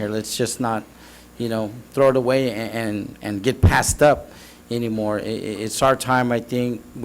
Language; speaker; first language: English; native; English